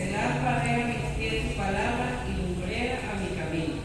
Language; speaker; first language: Spanish; native; Spanish